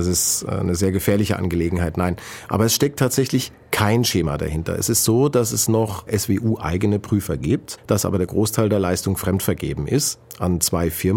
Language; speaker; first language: German; native; German